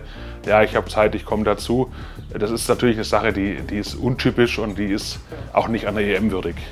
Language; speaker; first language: German; native; German